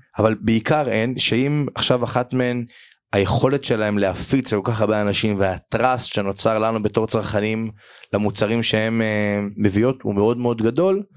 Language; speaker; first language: Hebrew; native; Hebrew